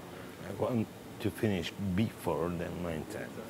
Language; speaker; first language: English; non-native, learner; Italian